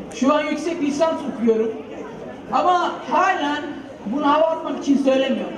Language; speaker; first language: Turkish; early bilingual, heritage; Turkish